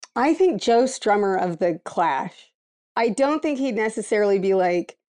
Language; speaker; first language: English; native; English